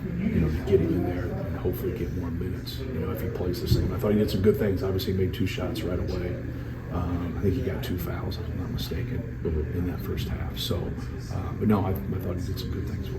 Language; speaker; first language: English; native; English